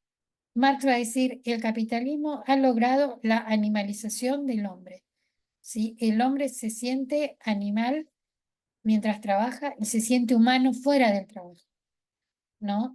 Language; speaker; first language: Spanish; native; Spanish